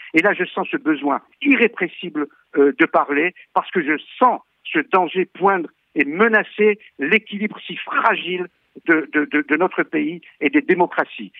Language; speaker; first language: French; native; French